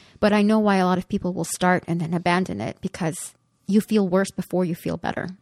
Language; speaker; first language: English; early bilingual, other home language; Spanish